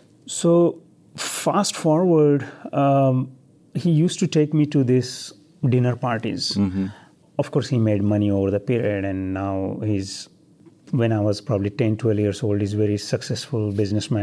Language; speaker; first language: English; non-native, local second language; Marathi